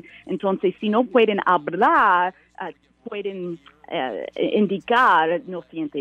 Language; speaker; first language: Spanish; non-native, learner; English